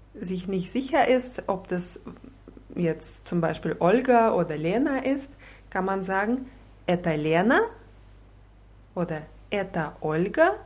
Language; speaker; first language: German; non-native, fluent; Russian